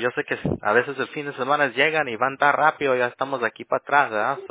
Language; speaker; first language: Spanish; early bilingual, other home language; English